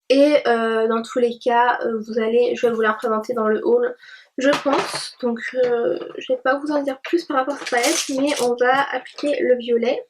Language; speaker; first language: French; native; French